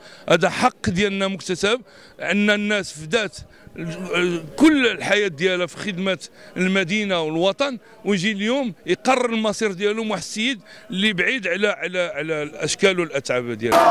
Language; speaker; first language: Arabic; native; Arabic